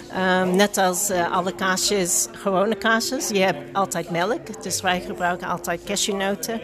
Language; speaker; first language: Dutch; non-native, fluent; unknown